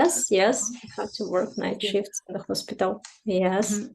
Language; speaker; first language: English; non-native, fluent; Russian